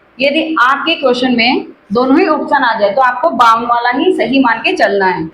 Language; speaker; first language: Hindi; native; Hindi